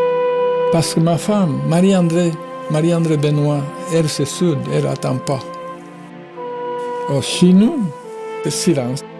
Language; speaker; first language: French; non-native, fluent; Japanese